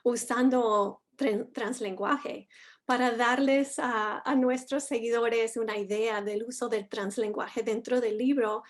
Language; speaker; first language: Spanish; non-native, fluent; English